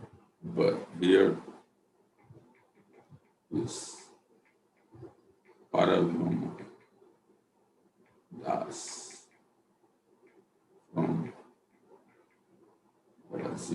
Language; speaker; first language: English; non-native, fluent; Portuguese